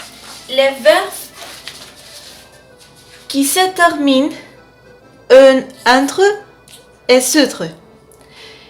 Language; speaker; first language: French; non-native, learner; Spanish